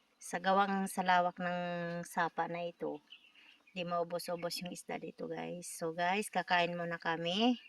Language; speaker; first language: Filipino; non-native, local second language; Cebuano